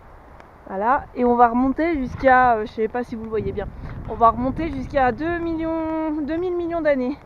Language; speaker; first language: French; native; French